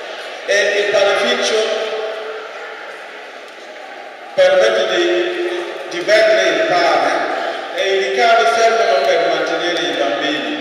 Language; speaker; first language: Italian; non-native, fluent; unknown